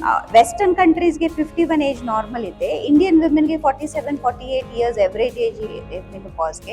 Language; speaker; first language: Kannada; non-native, fluent; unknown